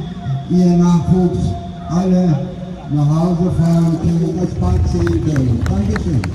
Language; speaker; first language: German; non-native, fluent; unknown